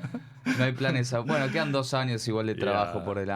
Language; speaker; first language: Spanish; native; Spanish